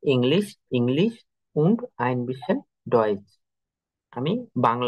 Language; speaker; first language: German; non-native, learner; Bangla